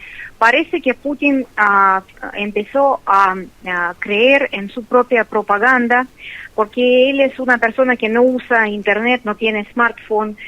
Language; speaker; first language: Spanish; non-native, fluent; Russian